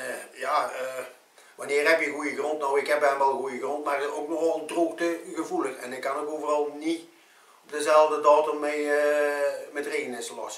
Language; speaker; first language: Dutch; native; Dutch